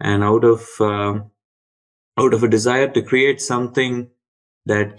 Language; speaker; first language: English; non-native, local second language; Tamil